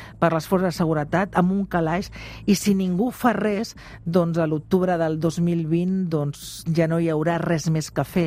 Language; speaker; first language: Catalan; non-native, local second language; Spanish